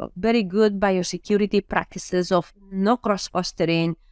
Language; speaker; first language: English; non-native, fluent; Spanish